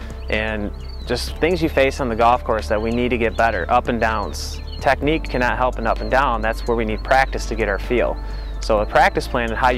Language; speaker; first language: English; native; English